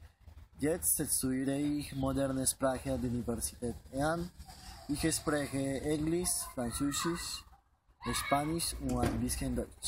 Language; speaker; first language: German; non-native, learner; Spanish